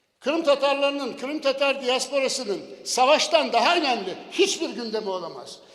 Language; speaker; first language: Turkish; native; Turkish